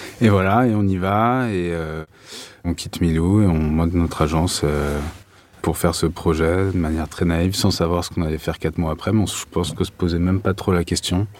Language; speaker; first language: French; native; French